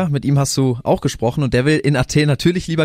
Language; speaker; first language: German; native; German